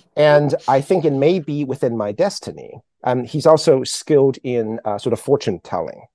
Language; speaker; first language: English; early bilingual, other home language; Chinese